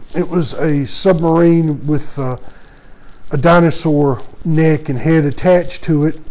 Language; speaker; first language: English; native; English